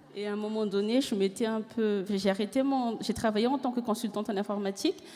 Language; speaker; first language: French; non-native, local second language; Malagasy